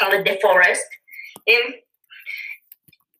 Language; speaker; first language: English; non-native, learner; Spanish